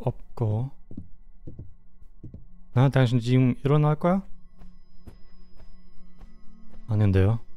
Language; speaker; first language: Korean; non-native, fluent; German